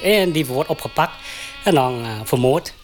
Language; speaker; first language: Dutch; non-native, fluent; Khmer